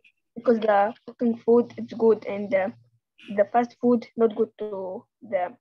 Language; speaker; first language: English; non-native, learner; Arabic